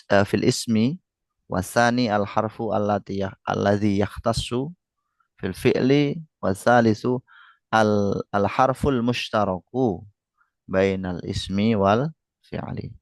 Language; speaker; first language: Arabic; non-native, fluent; Indonesian